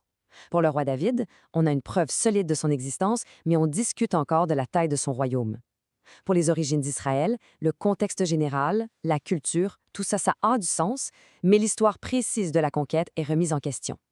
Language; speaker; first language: French; native; French